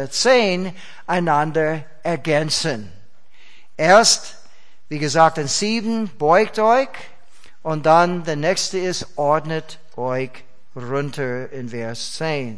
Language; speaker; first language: German; non-native, fluent; English